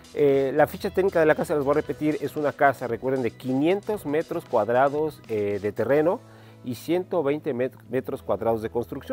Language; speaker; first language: Spanish; native; Spanish